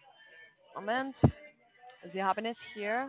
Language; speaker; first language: German; non-native, fluent; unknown